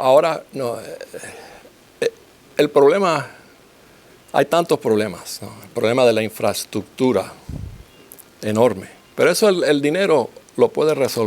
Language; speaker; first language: Spanish; native; Spanish